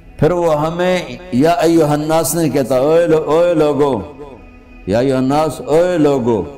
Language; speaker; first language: Urdu; non-native, local second language; Punjabi